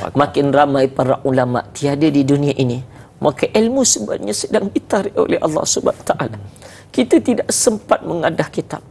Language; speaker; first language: Malay; native; Malay